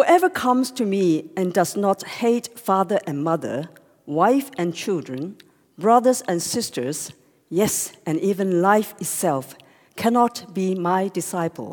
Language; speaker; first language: English; non-native, local second language; Cantonese